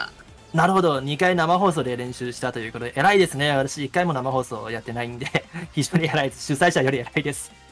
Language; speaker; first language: Japanese; native; Japanese